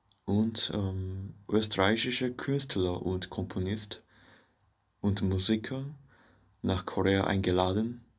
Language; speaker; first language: German; non-native, fluent; Korean